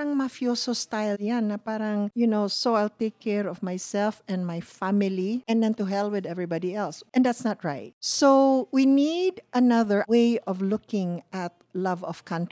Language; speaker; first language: English; non-native, local second language; Cebuano